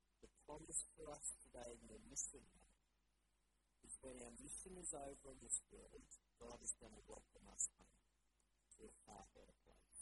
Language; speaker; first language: English; native; English